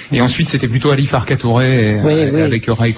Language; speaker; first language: French; native; French